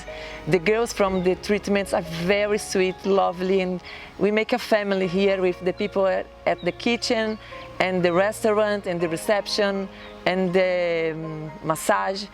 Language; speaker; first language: English; non-native, learner; Portuguese